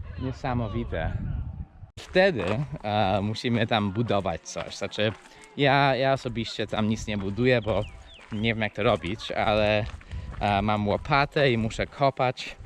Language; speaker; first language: Polish; non-native, fluent; English